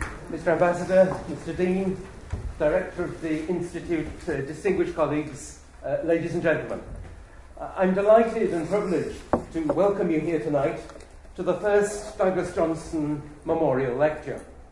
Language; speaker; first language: English; native; English